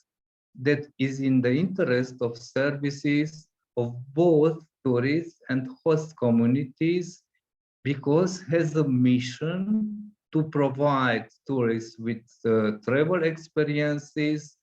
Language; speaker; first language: English; non-native, fluent; Hungarian